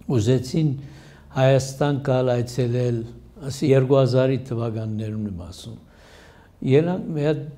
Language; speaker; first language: Armenian; early bilingual, heritage; Armenian